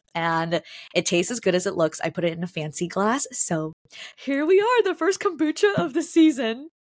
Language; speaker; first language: English; native; English